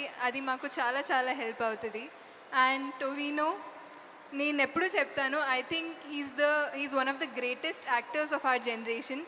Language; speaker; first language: Telugu; non-native, fluent; Tulu